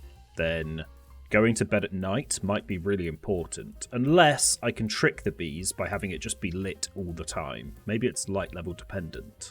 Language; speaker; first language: English; native; English